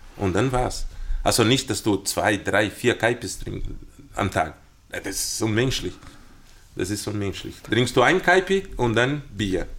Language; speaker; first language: German; non-native, fluent; Portuguese